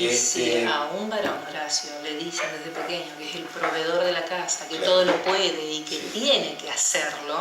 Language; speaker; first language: Spanish; native; Spanish